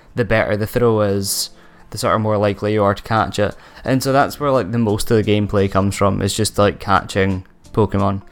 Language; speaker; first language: English; native; English